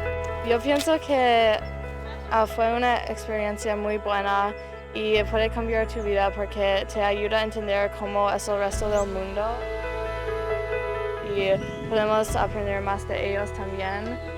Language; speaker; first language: Spanish; non-native, learner; English